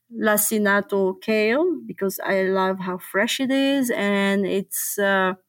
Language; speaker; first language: English; non-native, fluent; Arabic